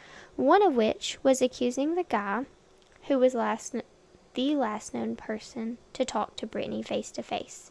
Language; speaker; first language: English; native; English